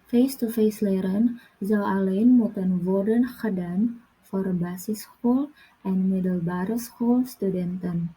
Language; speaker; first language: Dutch; non-native, learner; Indonesian